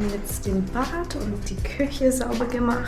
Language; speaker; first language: German; non-native, fluent; English